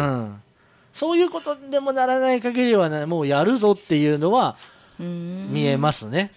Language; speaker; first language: Japanese; native; Japanese